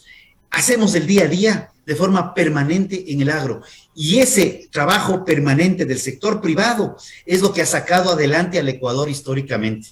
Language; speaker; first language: Spanish; native; Spanish